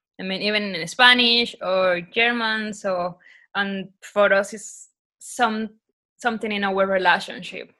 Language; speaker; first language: English; non-native, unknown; Spanish